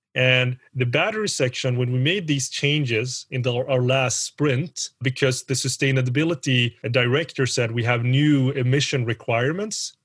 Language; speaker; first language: English; early bilingual, other home language; Spanish